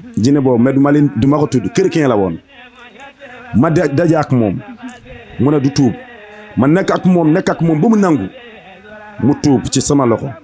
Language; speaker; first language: Wolof; non-native, fluent; Bambara